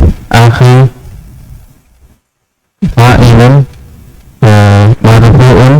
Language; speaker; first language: Arabic; non-native, learner; Indonesian